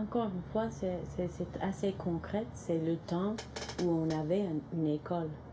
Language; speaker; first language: French; non-native, local second language; English